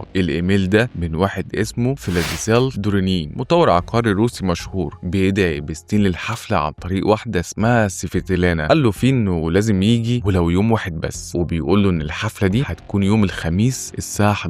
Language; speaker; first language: Arabic; native; Arabic